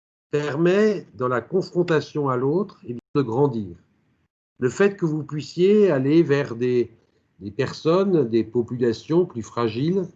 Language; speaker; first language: French; native; French